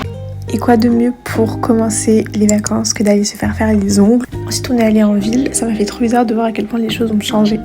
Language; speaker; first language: French; non-native, local second language; Malagasy